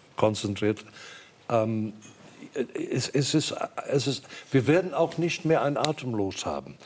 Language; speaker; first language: German; non-native, fluent; Afrikaans